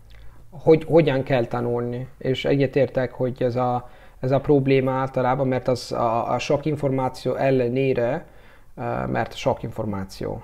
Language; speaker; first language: Hungarian; non-native, learner; Italian